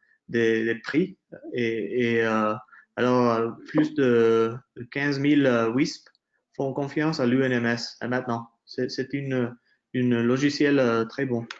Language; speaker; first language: French; non-native, fluent; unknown